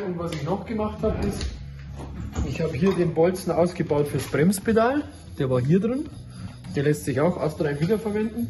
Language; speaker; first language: German; native; German